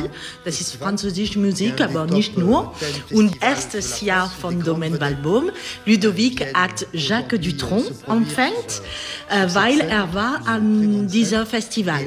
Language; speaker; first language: German; non-native, learner; French